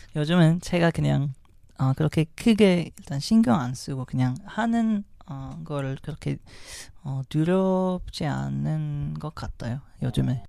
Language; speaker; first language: Korean; non-native, fluent; Arabic